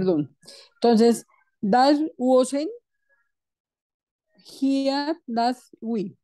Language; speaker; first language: English; non-native, learner; Spanish